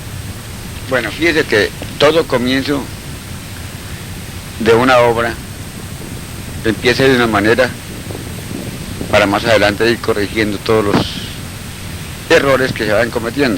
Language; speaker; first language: Spanish; native; Spanish